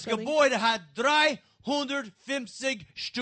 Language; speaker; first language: German; non-native, learner; English